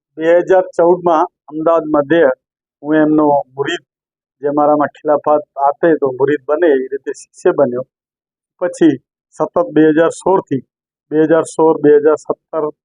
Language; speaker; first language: Gujarati; native; Gujarati